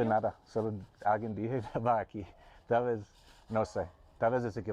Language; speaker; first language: Spanish; non-native, learner; English